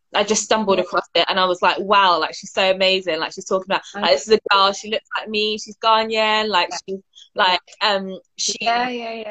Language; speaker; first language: English; native; English